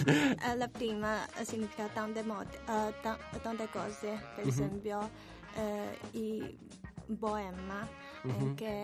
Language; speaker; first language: Italian; non-native, learner; Chinese